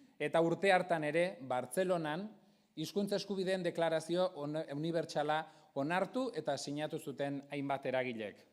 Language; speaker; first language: Basque; non-native, local second language; Spanish